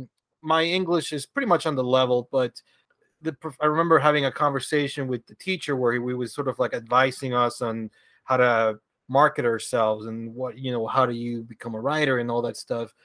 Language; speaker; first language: English; early bilingual, other home language; Spanish